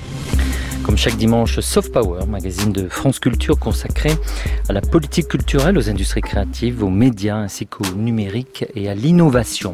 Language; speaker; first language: French; native; French